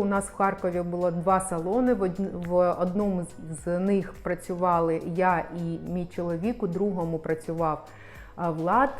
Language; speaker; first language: Ukrainian; non-native, local second language; Russian